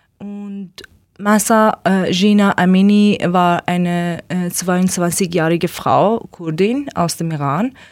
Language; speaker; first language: German; non-native, learner; Persian